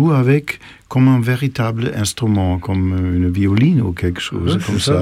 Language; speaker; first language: French; non-native, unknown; German